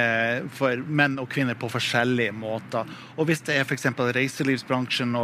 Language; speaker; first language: Norwegian; non-native, fluent; English